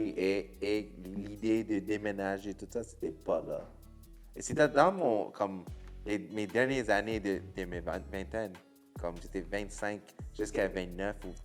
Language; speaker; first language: French; non-native, local second language; English